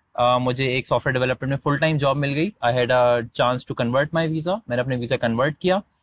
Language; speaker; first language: Urdu; native; Urdu